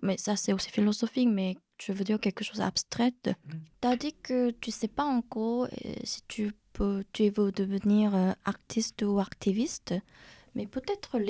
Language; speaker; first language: French; non-native, fluent; Korean